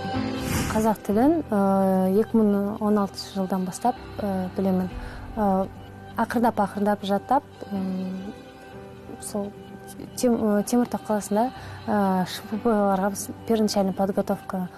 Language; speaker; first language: Kazakh; non-native, local second language; Russian